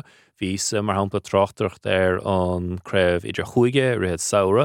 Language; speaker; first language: Irish; native; Irish